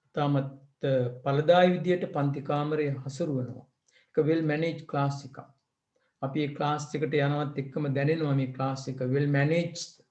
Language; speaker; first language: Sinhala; native; Sinhala